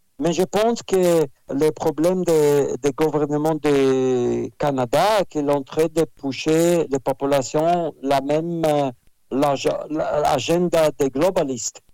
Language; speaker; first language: French; non-native, fluent; Russian